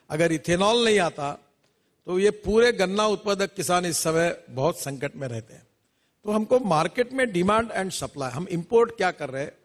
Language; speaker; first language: Hindi; non-native, local second language; Marathi